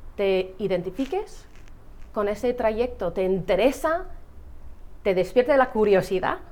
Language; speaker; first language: Spanish; non-native, fluent; English